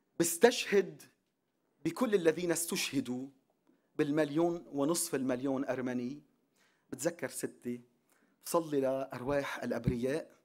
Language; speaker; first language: Arabic; non-native, local second language; Armenian